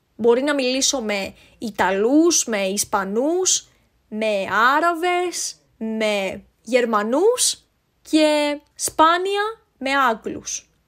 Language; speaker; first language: Greek; native; Greek